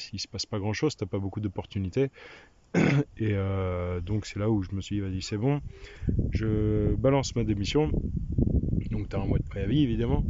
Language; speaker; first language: French; native; French